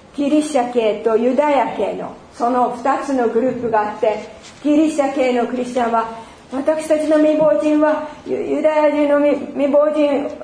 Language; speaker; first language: Japanese; non-native, fluent; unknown